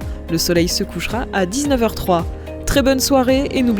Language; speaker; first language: French; native; French